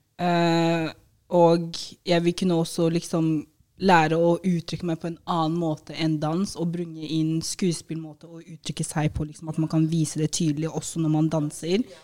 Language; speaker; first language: Norwegian; early bilingual, other home language; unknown